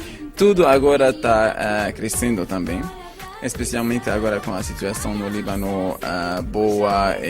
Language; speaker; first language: Portuguese; non-native, fluent; Arabic